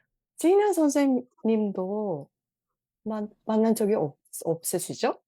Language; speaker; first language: Korean; non-native, fluent; Japanese